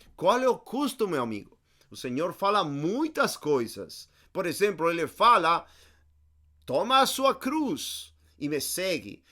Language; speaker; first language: Portuguese; non-native, fluent; Spanish